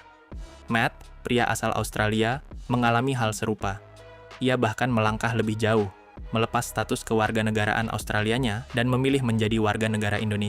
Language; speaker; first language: Indonesian; native; Indonesian